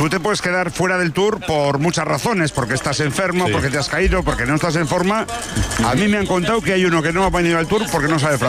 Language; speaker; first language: Spanish; native; Spanish